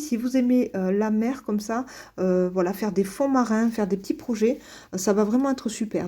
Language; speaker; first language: French; native; French